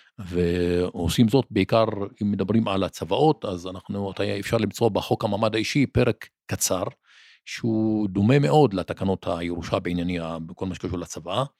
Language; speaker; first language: Hebrew; non-native, local second language; Arabic